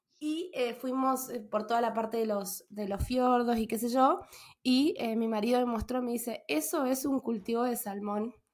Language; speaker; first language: Spanish; native; Spanish